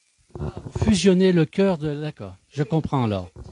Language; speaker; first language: French; native; French